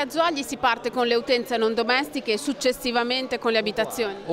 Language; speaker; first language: Italian; native; Italian